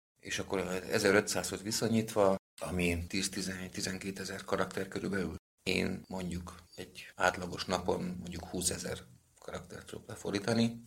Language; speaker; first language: Hungarian; native; Hungarian